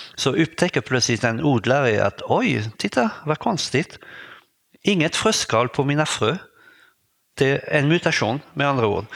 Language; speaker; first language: Swedish; non-native, fluent; French